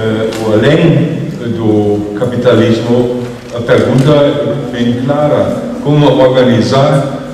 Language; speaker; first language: Portuguese; non-native, fluent; German